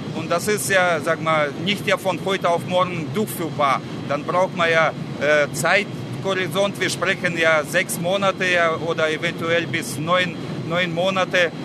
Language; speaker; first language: German; non-native, fluent; Russian